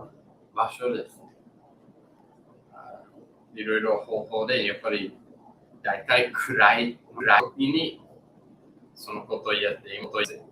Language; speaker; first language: Japanese; non-native, learner; English